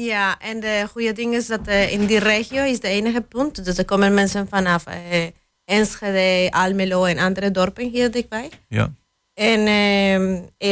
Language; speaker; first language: Dutch; non-native, fluent; Spanish